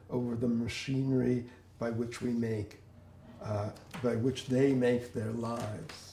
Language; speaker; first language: English; native; English